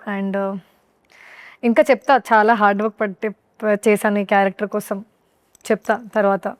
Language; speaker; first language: Telugu; non-native, learner; Hindi